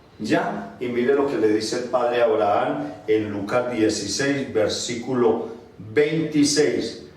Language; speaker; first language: Spanish; native; Spanish